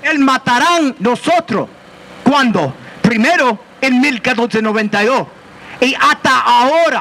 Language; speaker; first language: Spanish; non-native, learner; English